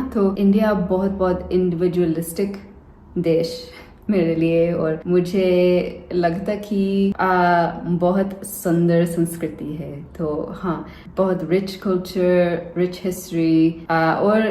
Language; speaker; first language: Hindi; non-native, learner; English